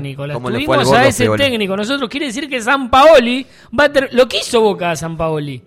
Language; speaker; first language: Spanish; native; Spanish